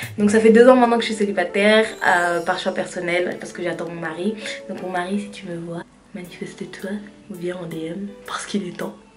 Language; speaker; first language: French; early bilingual, other home language; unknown